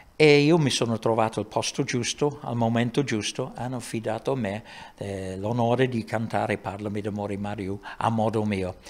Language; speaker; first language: Italian; non-native, fluent; English